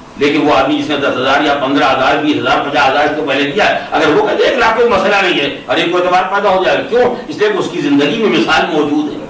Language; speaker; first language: Urdu; native; Urdu